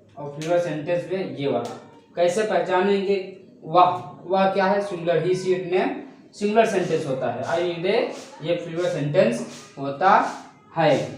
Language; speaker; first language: Hindi; native; Hindi